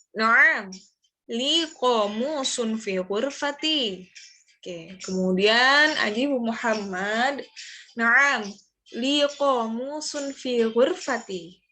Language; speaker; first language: Arabic; non-native, fluent; Indonesian